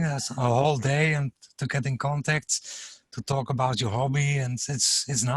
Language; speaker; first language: English; non-native, fluent; German